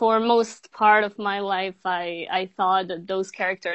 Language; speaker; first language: English; non-native, fluent; Bosnian